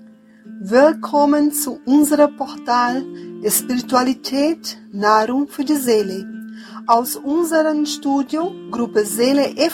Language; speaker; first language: German; non-native, fluent; Portuguese